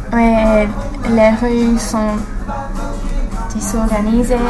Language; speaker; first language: French; non-native, learner; English